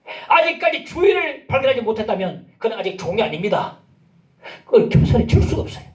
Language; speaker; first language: Korean; native; Korean